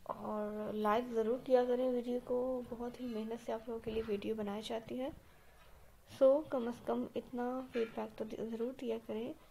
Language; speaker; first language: Urdu; native; Urdu